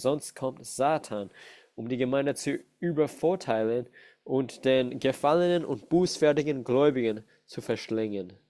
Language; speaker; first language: German; non-native, fluent; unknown